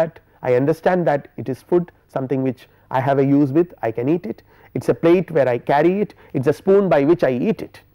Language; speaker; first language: English; non-native, local second language; Malayalam